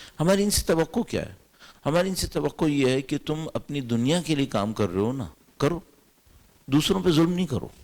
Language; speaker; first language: Urdu; native; Urdu